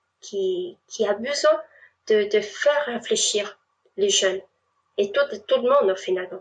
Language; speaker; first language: French; non-native, fluent; Spanish